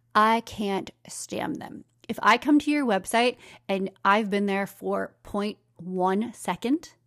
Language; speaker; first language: English; native; English